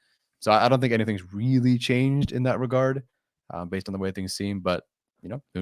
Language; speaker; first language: English; native; English